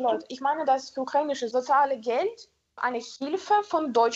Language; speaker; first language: German; non-native, learner; Ukrainian